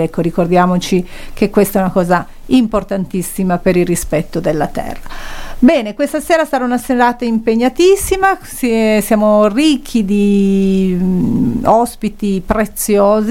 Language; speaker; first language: Italian; native; Italian